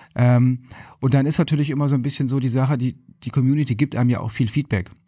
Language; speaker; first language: German; native; German